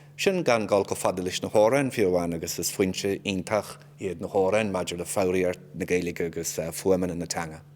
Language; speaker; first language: Irish; non-native, local second language; English